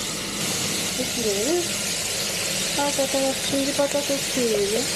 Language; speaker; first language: Turkish; non-native, learner; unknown